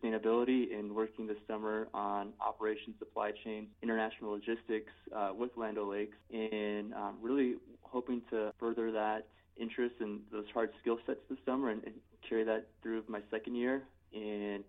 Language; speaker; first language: English; native; English